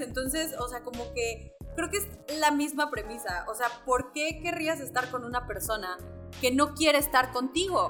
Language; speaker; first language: Spanish; native; Spanish